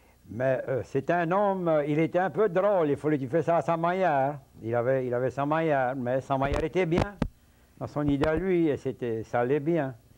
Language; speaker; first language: French; early bilingual, heritage; French